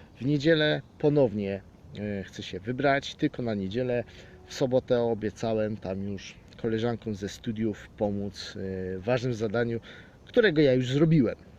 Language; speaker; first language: Polish; native; Polish